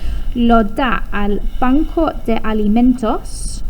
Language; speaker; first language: Spanish; non-native, fluent; English